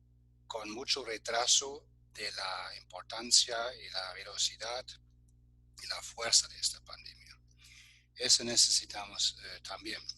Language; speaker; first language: Spanish; non-native, fluent; German